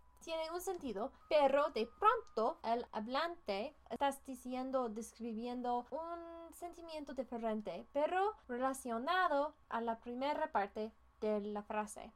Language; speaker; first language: Spanish; non-native, fluent; English